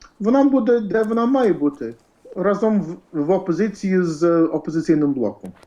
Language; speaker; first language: Ukrainian; early bilingual, heritage; English